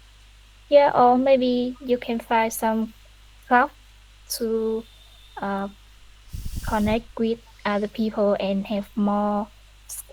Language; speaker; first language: English; non-native, learner; Vietnamese